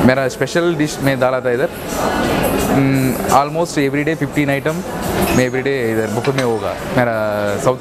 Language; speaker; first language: Hindi; non-native, local second language; Tamil